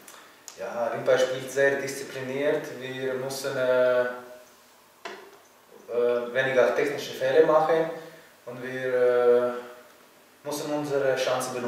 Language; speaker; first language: German; non-native, learner; Latvian